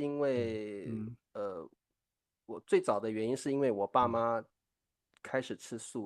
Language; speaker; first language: Chinese; native; Chinese